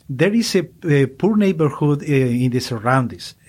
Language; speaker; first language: English; non-native, learner; Spanish